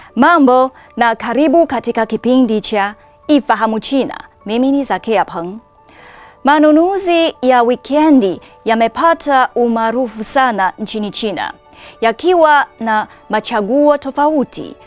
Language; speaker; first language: Swahili; non-native, fluent; Chinese